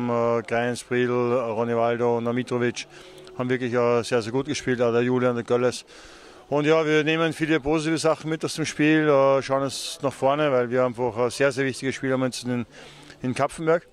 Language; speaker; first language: German; native; German